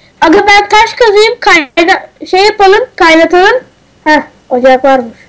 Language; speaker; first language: Turkish; native; Turkish